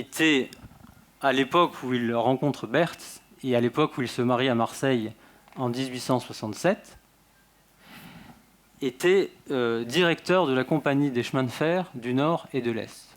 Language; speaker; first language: French; native; French